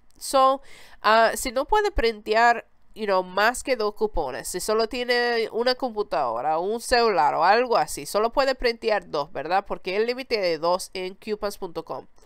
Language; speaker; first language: Spanish; early bilingual, heritage; Spanish